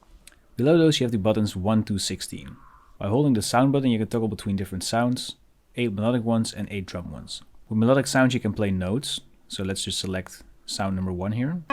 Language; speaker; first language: English; non-native, fluent; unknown